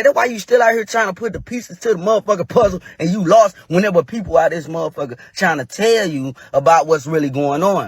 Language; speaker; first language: English; native; English